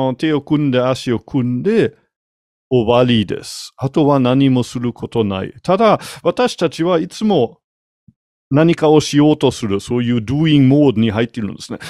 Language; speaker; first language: Japanese; non-native, fluent; German